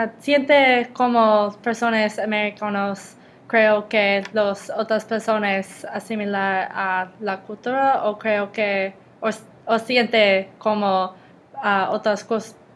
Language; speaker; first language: Spanish; non-native, learner; English